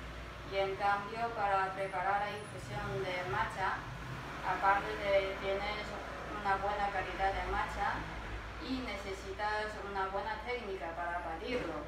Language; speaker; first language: Spanish; non-native, fluent; Chinese